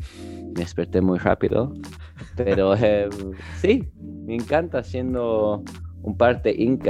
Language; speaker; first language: Spanish; early bilingual, heritage; English